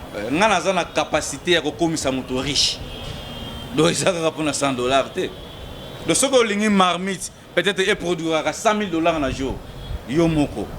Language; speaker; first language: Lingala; non-native, local second language; Kongo